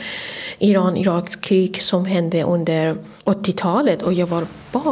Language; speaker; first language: Swedish; non-native, fluent; Persian